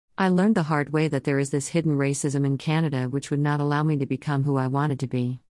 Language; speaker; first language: English; non-native, fluent; Persian